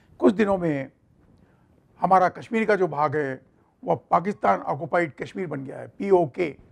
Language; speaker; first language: Hindi; non-native, local second language; Marathi